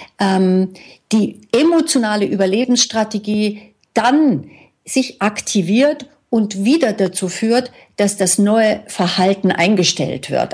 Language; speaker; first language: German; native; German